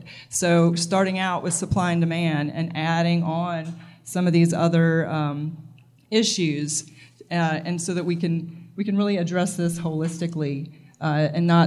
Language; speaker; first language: English; native; English